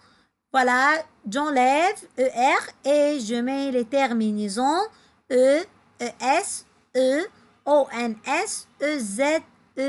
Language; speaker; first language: French; non-native, fluent; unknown